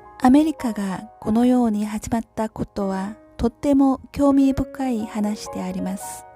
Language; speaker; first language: Japanese; non-native, learner; Korean